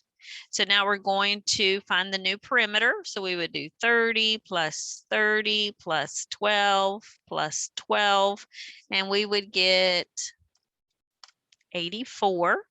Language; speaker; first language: English; native; English